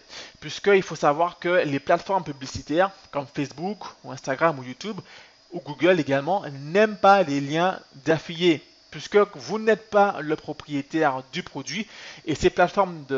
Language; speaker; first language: French; native; French